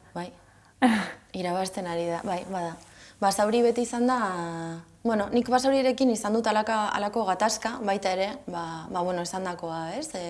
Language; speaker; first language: Basque; non-native, local second language; Spanish